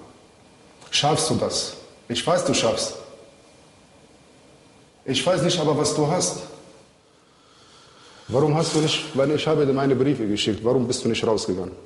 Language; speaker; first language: German; non-native, learner; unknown